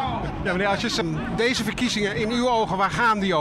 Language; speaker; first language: Dutch; native; Dutch